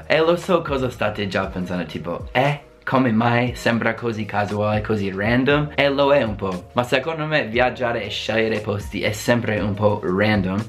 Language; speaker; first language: Italian; non-native, fluent; English